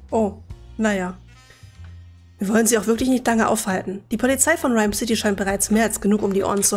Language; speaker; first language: German; native; German